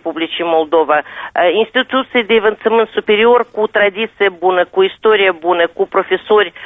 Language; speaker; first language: Romanian; non-native, local second language; Russian